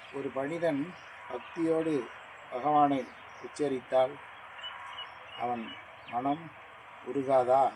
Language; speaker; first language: Tamil; native; Tamil